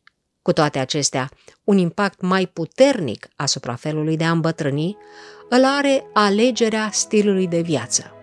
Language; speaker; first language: Romanian; native; Romanian